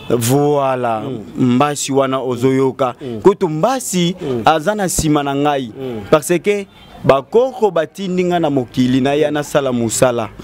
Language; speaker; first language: Lingala; non-native, local second language; Kongo